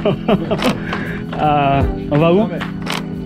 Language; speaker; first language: French; non-native, fluent; Javanese